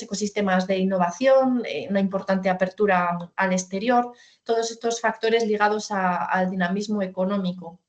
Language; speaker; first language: Spanish; native; Spanish